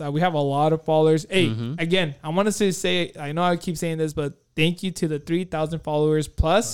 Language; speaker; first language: English; early bilingual, other home language; Spanish